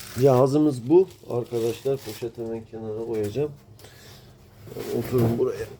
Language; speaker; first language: Turkish; non-native, learner; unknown